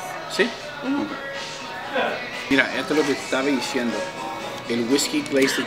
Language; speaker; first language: Spanish; early bilingual, heritage; Spanish